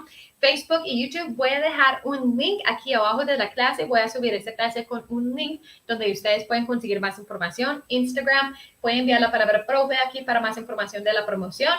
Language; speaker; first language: Spanish; early bilingual, heritage; Spanish